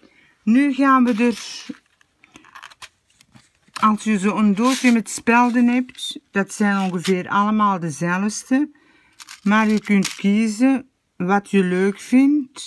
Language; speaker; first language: Dutch; native; Dutch